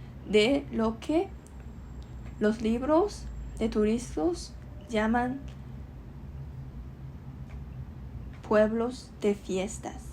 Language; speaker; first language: Spanish; non-native, learner; Chinese